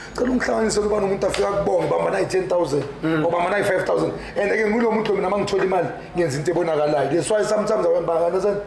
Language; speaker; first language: Zulu; non-native, local second language; Tsonga